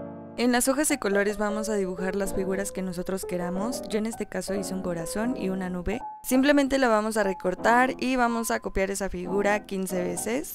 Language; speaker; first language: Spanish; native; Spanish